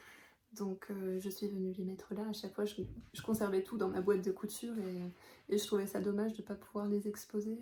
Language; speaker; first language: French; native; French